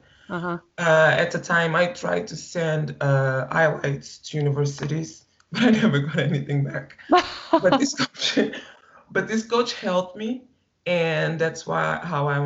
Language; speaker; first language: English; non-native, fluent; Portuguese